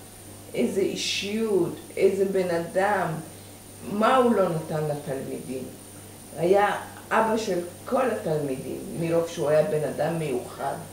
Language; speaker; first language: Hebrew; early bilingual, other home language; Persian